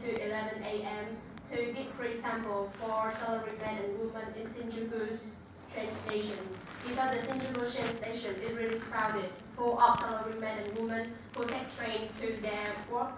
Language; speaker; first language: English; non-native, learner; Vietnamese